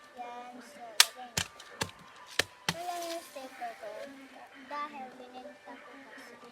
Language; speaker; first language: Filipino; non-native, local second language; Cebuano